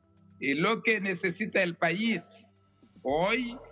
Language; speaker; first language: Spanish; non-native, fluent; Haitian Creole